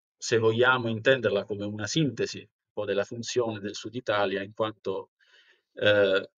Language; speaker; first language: Italian; native; Italian